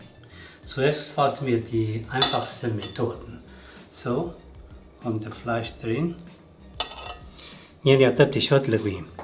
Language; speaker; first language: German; non-native, learner; Tibetan